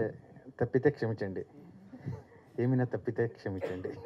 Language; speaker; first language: Telugu; non-native, learner; Kannada